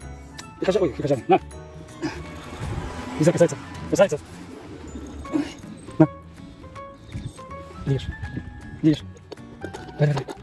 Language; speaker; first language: Russian; native; Russian